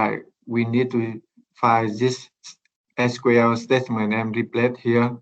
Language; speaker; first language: English; non-native, learner; Vietnamese